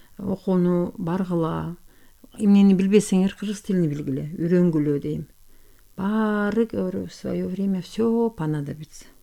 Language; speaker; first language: Kyrgyz; non-native, local second language; Turkish